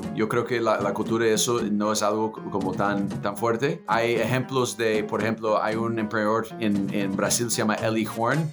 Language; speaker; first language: Spanish; non-native, fluent; English